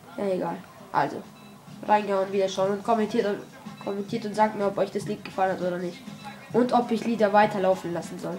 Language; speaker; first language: German; early bilingual, other home language; Albanian